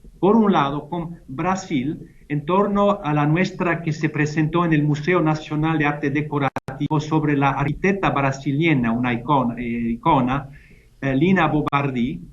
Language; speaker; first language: Spanish; non-native, fluent; German